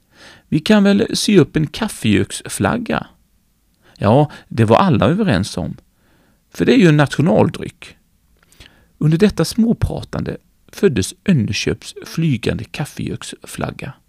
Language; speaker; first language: Swedish; native; Swedish